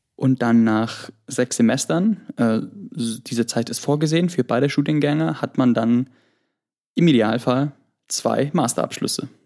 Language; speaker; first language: German; early bilingual, other home language; Greek